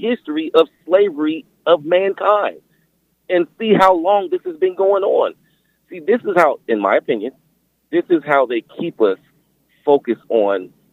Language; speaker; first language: English; native; English